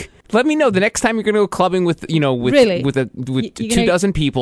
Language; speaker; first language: English; native; English